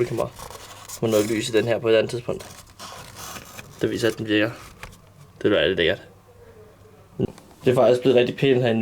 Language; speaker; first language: Danish; native; Danish